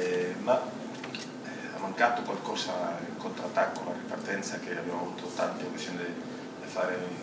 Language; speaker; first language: Italian; non-native, fluent; Spanish